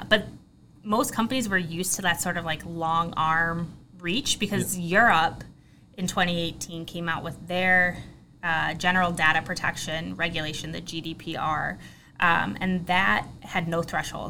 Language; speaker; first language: English; native; English